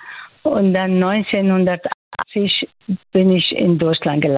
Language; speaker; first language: German; non-native, fluent; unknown